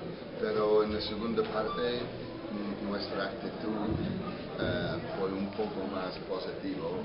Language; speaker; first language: Spanish; non-native, fluent; English